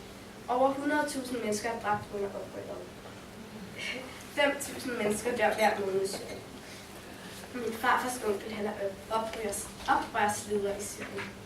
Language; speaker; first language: Danish; early bilingual, heritage; Danish